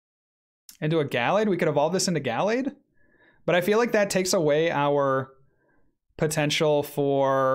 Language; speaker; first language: English; native; English